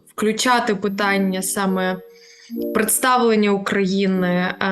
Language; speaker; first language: Ukrainian; native; Ukrainian